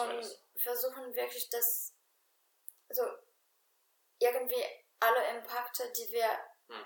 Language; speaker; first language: German; non-native, fluent; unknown